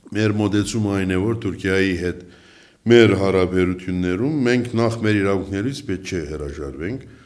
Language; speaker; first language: Armenian; early bilingual, heritage; Armenian